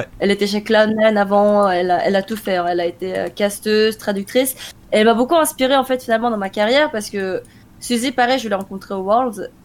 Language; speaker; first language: French; early bilingual, other home language; Korean